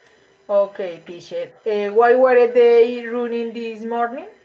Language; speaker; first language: English; non-native, learner; Spanish